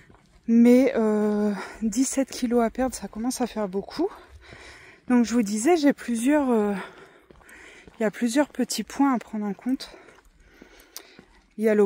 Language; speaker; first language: French; native; French